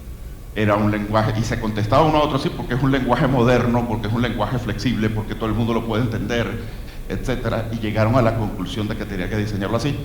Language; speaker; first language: Spanish; native; Spanish